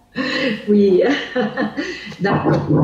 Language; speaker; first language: French; non-native, fluent; Italian